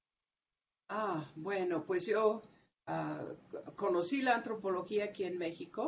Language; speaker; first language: Spanish; non-native, fluent; English